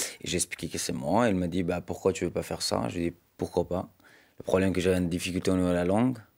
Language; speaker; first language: French; non-native, fluent; Persian